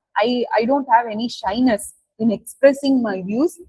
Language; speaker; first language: English; non-native, local second language; Tamil